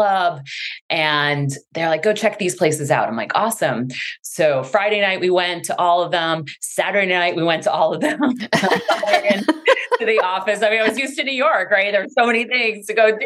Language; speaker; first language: English; native; English